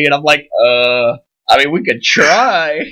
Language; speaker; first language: English; native; English